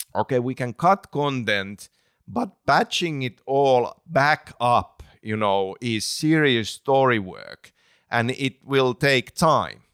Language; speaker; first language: English; non-native, fluent; Finnish